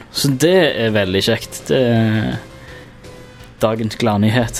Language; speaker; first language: Norwegian; native; Norwegian